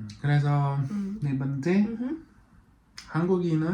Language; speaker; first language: Korean; non-native, learner; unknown